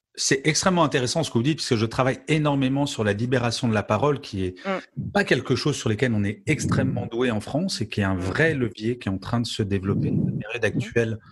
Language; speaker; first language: French; native; French